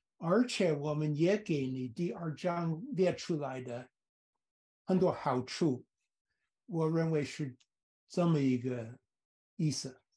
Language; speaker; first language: Chinese; non-native, fluent; English